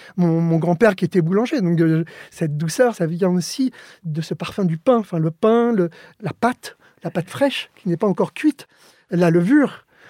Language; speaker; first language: French; early bilingual, other home language; Spanish